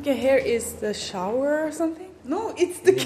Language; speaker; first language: English; non-native, fluent; Norwegian